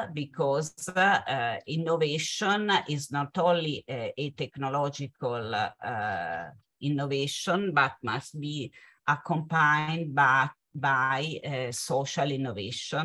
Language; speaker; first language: English; non-native, fluent; Italian